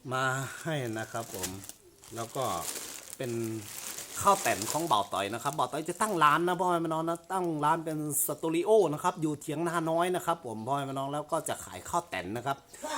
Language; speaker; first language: Thai; non-native, local second language; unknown